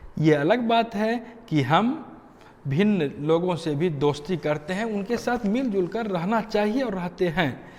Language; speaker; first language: Hindi; native; Hindi